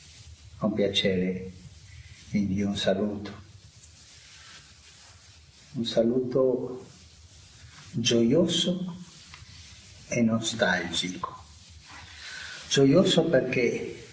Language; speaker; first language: Italian; non-native, fluent; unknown